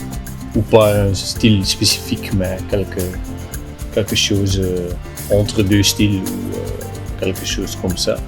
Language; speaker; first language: French; non-native, local second language; Dutch